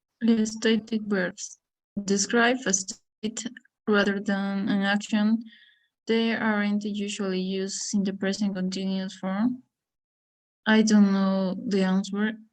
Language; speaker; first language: English; non-native, learner; Spanish